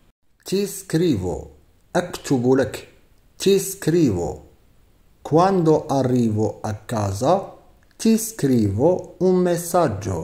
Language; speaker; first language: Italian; non-native, fluent; Arabic